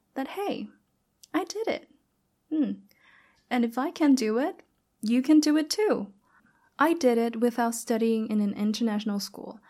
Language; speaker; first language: English; non-native, fluent; Thai